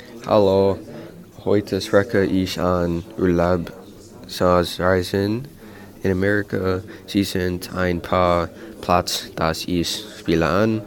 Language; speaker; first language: German; non-native, learner; English